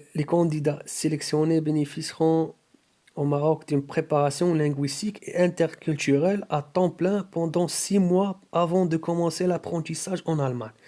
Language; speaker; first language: French; non-native, local second language; Arabic